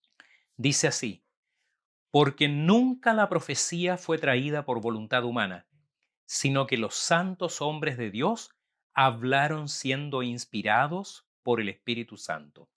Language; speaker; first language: Spanish; native; Spanish